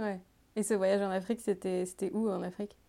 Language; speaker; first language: French; native; French